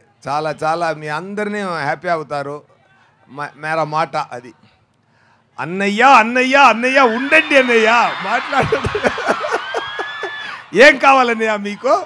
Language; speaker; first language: Telugu; non-native, fluent; Tamil